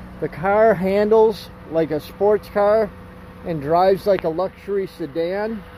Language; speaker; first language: English; native; English